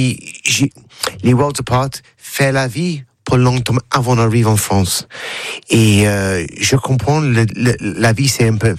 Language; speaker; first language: French; non-native, learner; English